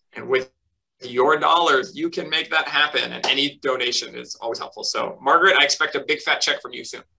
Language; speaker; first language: English; native; English